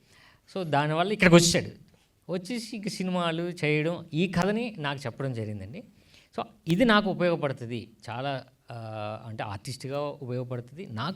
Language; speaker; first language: Telugu; native; Telugu